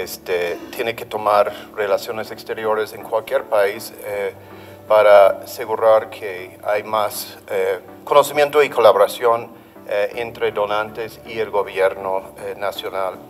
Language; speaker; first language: Spanish; non-native, fluent; English